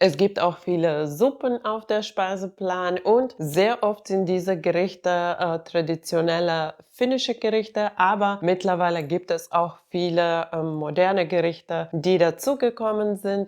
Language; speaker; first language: German; non-native, fluent; Finnish